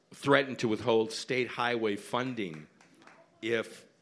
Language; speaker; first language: English; native; English